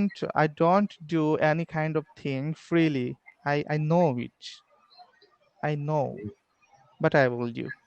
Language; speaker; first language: English; non-native, learner; Bangla